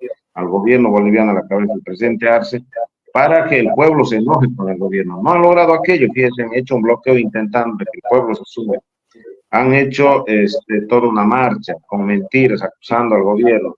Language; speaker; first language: Spanish; native; Spanish